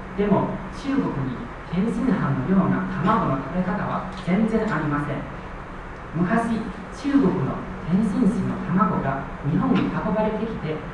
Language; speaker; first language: Japanese; non-native, fluent; Chinese